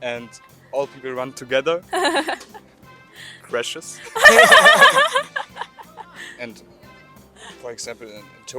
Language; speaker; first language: English; non-native, learner; German